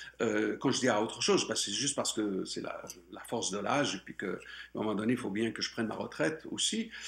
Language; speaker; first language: French; non-native, local second language; Arabic